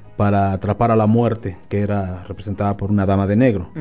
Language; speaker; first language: Spanish; native; Spanish